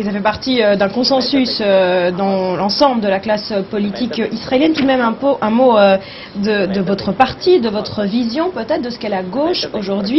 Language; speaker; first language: French; native; French